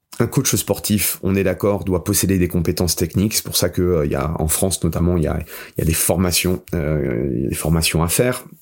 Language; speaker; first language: French; native; French